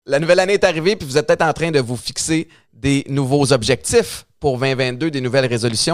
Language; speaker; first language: French; native; French